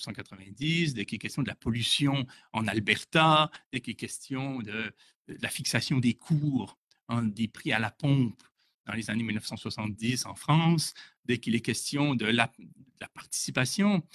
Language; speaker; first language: French; native; French